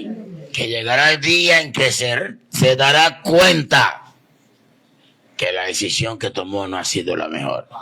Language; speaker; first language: Spanish; native; Spanish